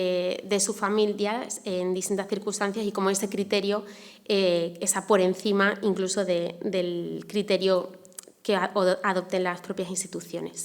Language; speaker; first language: Spanish; native; Spanish